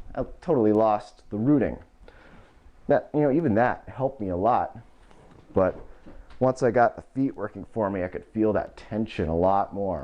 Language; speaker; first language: English; native; English